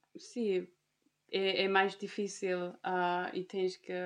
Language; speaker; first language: Portuguese; non-native, fluent; German